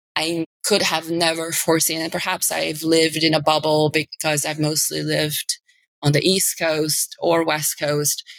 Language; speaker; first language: English; non-native, fluent; Bulgarian